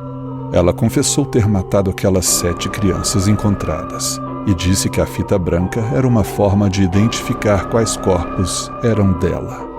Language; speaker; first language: Portuguese; native; Portuguese